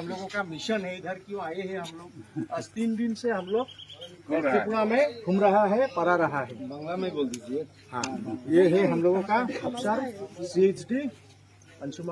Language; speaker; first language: Hindi; non-native, local second language; Bodo